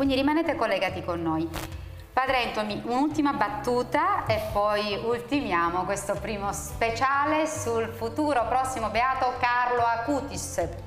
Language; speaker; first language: Italian; native; Italian